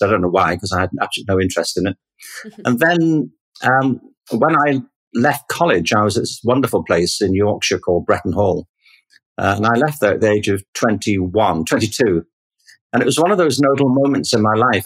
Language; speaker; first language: English; native; English